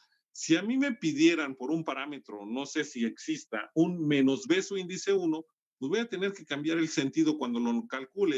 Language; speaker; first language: Spanish; native; Spanish